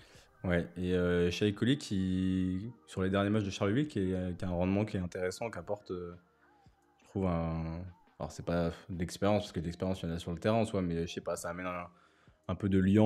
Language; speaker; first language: French; native; French